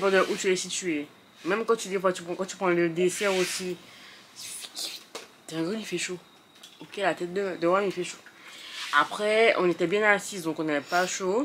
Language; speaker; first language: French; native; French